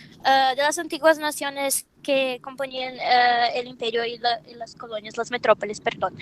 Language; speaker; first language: Spanish; non-native, fluent; Portuguese